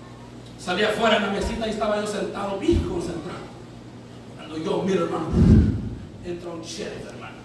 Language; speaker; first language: Spanish; native; Spanish